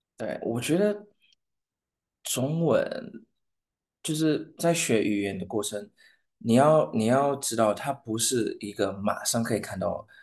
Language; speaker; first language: Chinese; non-native, fluent; English